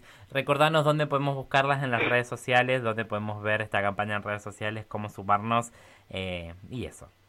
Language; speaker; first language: Spanish; native; Spanish